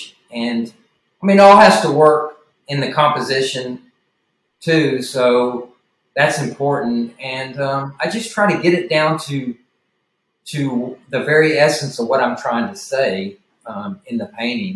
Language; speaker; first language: English; native; English